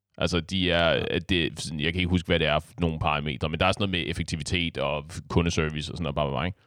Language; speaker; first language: Danish; native; Danish